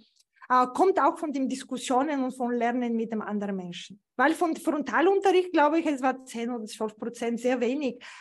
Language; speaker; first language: German; non-native, fluent; Bulgarian